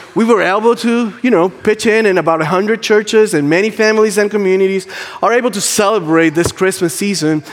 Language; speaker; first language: English; non-native, fluent; Spanish